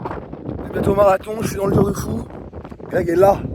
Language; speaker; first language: French; native; French